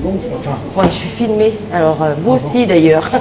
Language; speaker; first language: French; native; French